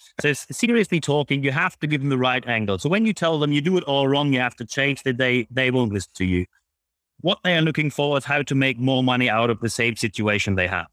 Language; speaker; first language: English; non-native, fluent; German